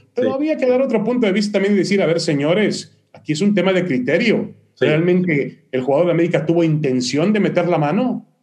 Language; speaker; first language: Spanish; early bilingual, other home language; Hebrew